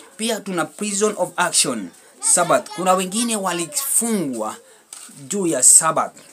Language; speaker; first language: Swahili; non-native, local second language; Luo (Kenya and Tanzania)